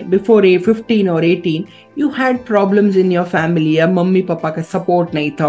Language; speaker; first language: English; non-native, local second language; Gujarati